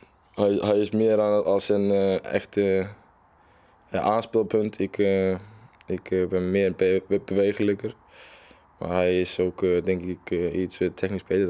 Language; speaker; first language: Dutch; non-native, learner; Icelandic